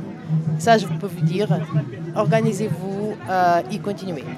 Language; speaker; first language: French; non-native, fluent; Portuguese